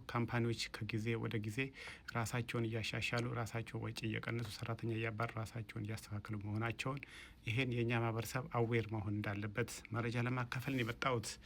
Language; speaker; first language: Amharic; native; Amharic